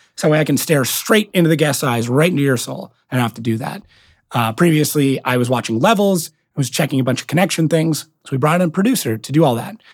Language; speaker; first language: English; native; English